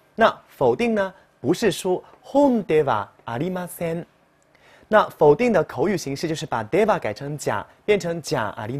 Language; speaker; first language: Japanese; non-native, fluent; Chinese